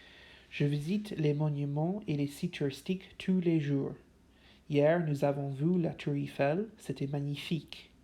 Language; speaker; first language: French; non-native, fluent; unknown